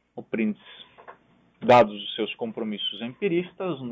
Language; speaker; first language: Portuguese; non-native, local second language; German